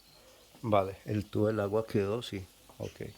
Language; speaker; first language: Spanish; native; Spanish